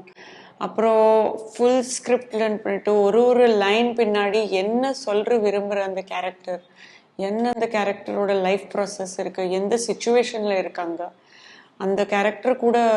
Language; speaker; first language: Tamil; non-native, local second language; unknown